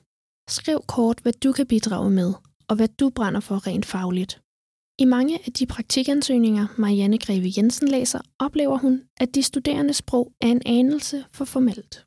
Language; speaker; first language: Danish; native; Danish